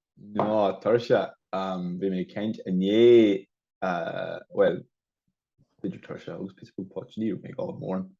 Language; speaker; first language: Irish; non-native, local second language; English